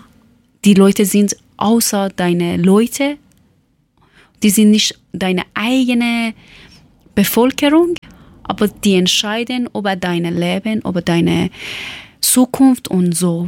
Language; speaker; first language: German; non-native, learner; Persian